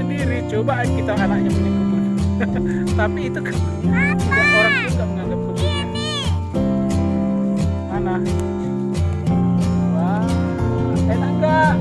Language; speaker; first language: Indonesian; non-native, local second language; Batak Toba